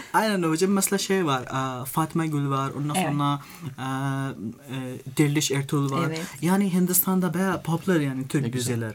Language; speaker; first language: Turkish; non-native, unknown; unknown